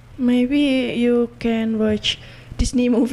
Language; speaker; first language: English; non-native, learner; Indonesian